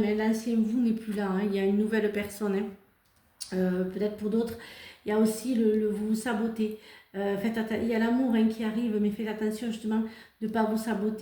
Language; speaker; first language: French; native; French